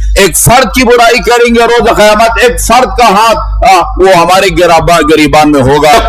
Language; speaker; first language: Urdu; non-native, local second language; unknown